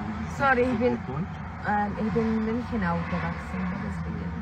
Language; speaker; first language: German; early bilingual, other home language; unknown